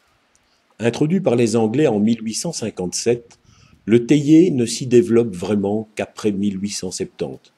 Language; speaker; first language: French; native; French